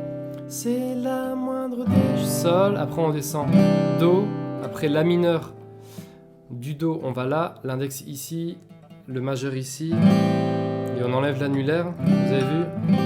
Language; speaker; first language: French; native; French